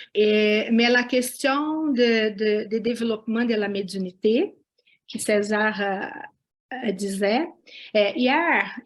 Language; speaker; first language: French; non-native, fluent; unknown